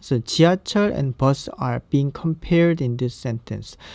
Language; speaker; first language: English; non-native, fluent; Korean